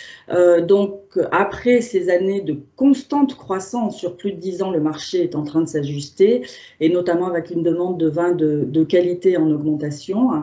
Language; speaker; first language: French; native; French